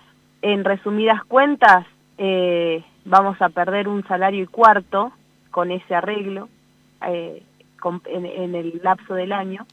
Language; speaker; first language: Spanish; native; Spanish